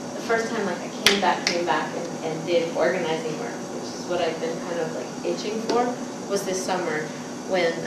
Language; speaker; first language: English; native; English